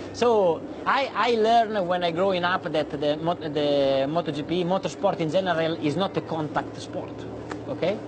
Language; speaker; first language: English; non-native, learner; Italian